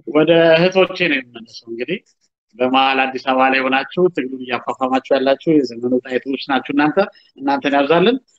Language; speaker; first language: Amharic; native; Amharic